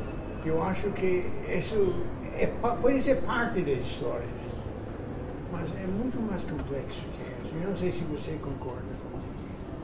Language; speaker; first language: Portuguese; non-native, fluent; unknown